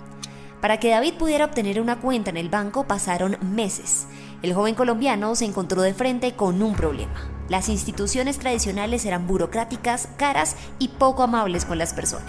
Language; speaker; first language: Spanish; native; Spanish